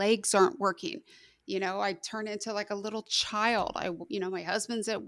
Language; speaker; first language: English; native; English